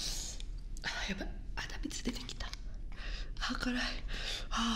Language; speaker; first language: Japanese; native; Japanese